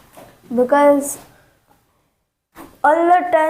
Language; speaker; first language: English; non-native, learner; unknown